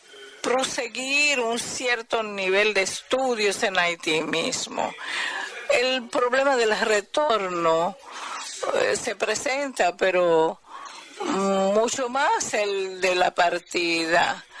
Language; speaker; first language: Spanish; non-native, fluent; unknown